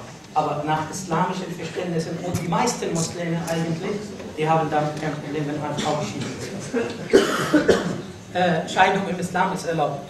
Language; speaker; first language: German; non-native, fluent; Arabic